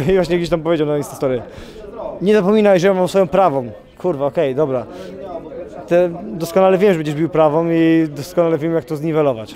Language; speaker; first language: Polish; native; Polish